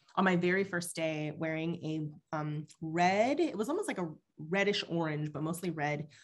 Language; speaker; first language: English; early bilingual, other home language; Spanish